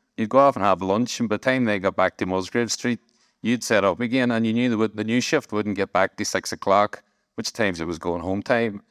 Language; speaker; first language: English; native; English